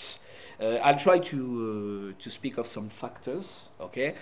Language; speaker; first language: English; non-native, fluent; French